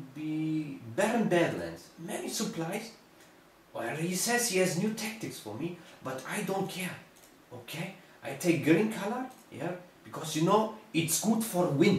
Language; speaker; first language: English; non-native, learner; German